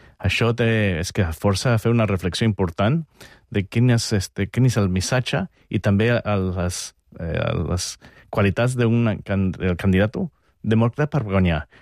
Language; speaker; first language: Catalan; non-native, fluent; English